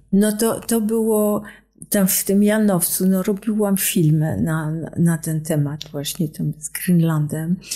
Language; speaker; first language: Polish; non-native, fluent; French